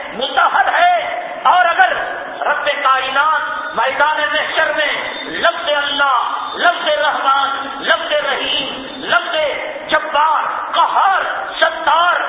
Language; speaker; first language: Urdu; native; Urdu